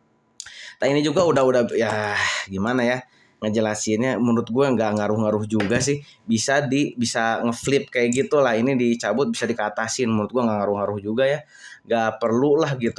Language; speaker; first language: Indonesian; native; Indonesian